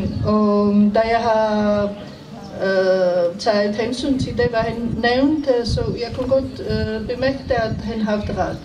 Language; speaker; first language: Danish; non-native, fluent; Armenian